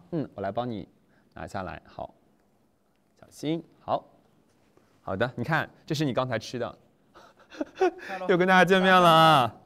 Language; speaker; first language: Chinese; native; Chinese